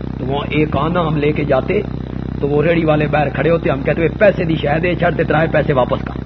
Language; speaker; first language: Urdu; non-native, local second language; Punjabi